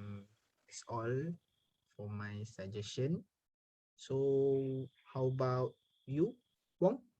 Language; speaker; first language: English; non-native, learner; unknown